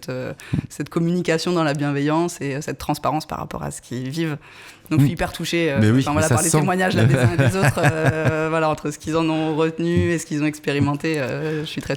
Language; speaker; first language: French; native; French